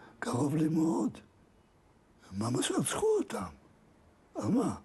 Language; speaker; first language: Hebrew; non-native, fluent; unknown